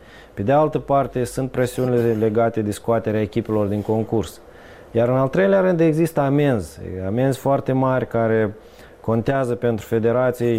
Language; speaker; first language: Romanian; native; Romanian